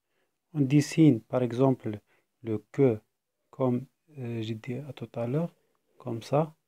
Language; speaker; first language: French; non-native, fluent; Arabic